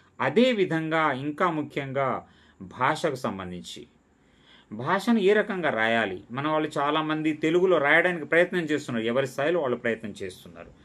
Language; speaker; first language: Telugu; non-native, local second language; Lambadi